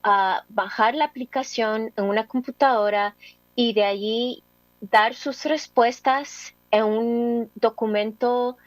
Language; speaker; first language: Spanish; early bilingual, heritage; English